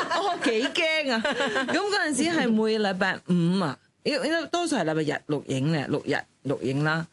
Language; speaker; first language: Cantonese; non-native, fluent; Chinese